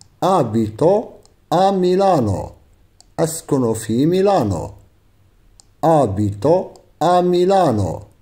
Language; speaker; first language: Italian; non-native, fluent; Arabic